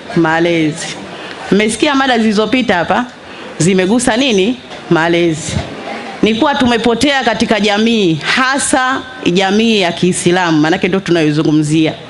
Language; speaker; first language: Swahili; native; Swahili